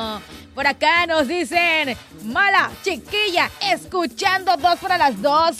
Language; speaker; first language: Spanish; native; Spanish